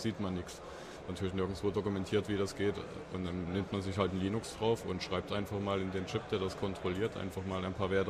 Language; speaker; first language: German; native; German